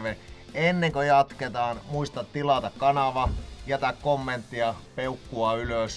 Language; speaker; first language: Finnish; native; Finnish